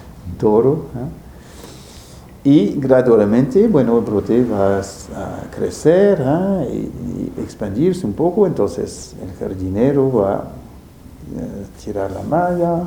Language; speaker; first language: Spanish; non-native, fluent; French